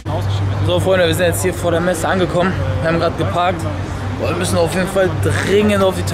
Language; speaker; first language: German; native; German